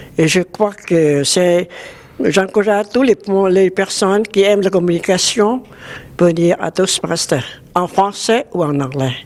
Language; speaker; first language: French; non-native, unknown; Vietnamese